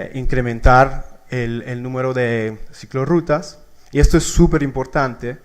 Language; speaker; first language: Spanish; non-native, fluent; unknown